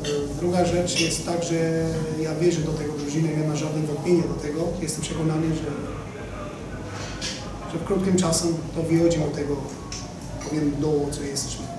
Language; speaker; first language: Polish; non-native, learner; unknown